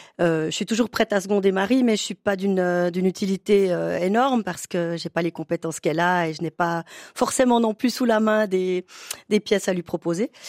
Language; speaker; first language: French; native; French